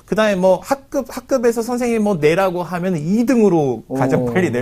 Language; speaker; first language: Korean; native; Korean